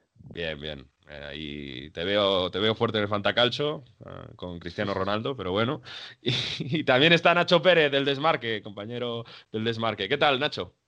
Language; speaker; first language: Spanish; native; Spanish